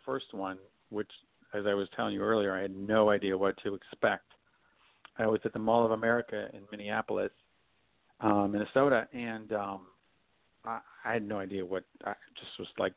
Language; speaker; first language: English; native; English